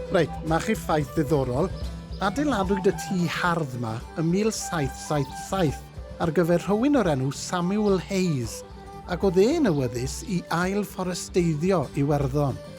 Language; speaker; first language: Welsh; native; Welsh